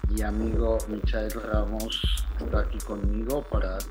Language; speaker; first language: Spanish; native; Spanish